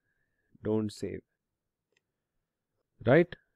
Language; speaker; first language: English; non-native, local second language; Hindi